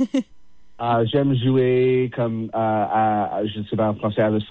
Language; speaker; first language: French; non-native, local second language; English